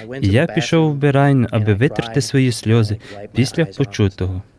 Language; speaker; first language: Ukrainian; non-native, learner; English